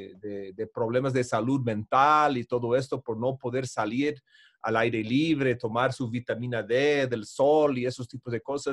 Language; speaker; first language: Spanish; non-native, fluent; English